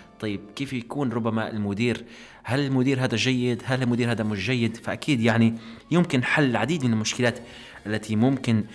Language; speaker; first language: Arabic; native; Arabic